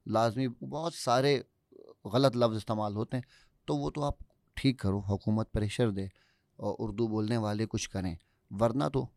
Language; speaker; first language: Urdu; native; Urdu